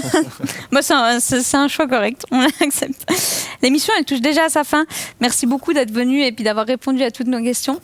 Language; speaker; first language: French; native; French